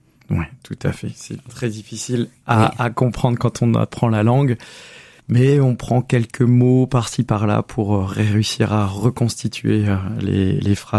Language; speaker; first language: French; native; French